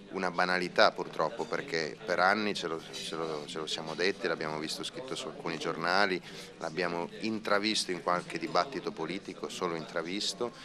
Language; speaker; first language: Italian; native; Italian